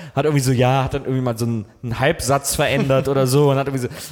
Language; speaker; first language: German; native; German